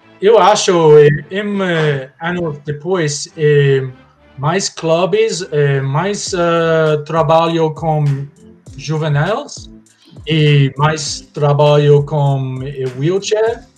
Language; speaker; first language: Portuguese; non-native, learner; English